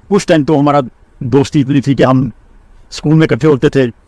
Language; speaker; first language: Hindi; non-native, local second language; Punjabi